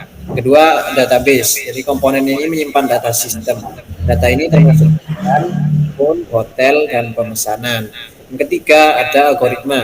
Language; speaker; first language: Indonesian; native; Indonesian